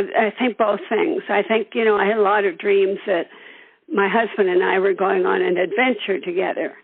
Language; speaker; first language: English; native; English